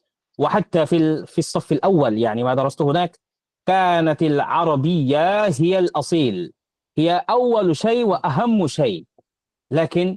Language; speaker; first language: Arabic; non-native, fluent; Bangla